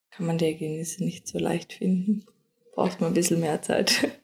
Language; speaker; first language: German; native; German